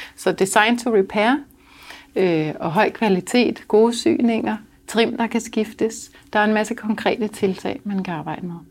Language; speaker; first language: Danish; native; Danish